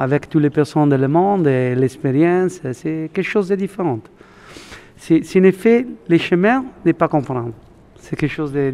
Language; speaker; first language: French; non-native, learner; Italian